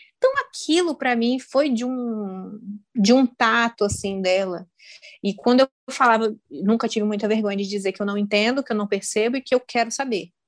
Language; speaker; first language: Portuguese; native; Portuguese